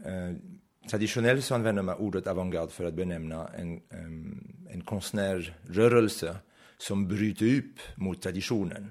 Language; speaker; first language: Swedish; non-native, fluent; French